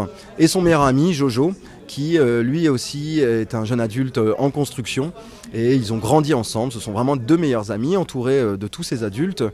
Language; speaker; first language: French; native; French